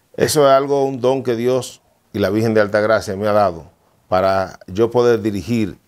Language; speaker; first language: Spanish; native; Spanish